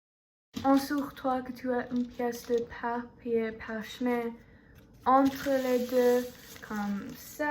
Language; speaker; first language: French; non-native, learner; English